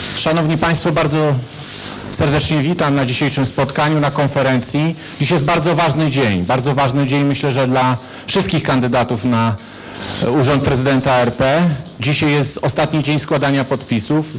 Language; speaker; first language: Polish; native; Polish